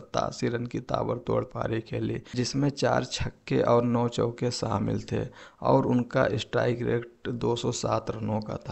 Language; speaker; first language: Hindi; native; Hindi